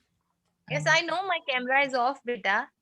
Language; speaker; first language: English; non-native, fluent; Urdu